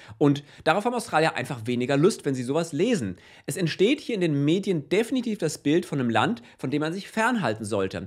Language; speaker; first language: German; native; German